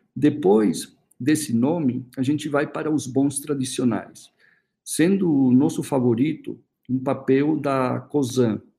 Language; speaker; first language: Portuguese; early bilingual, other home language; Spanish